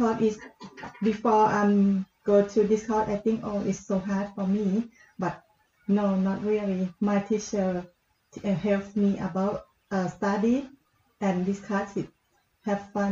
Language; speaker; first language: English; non-native, learner; Thai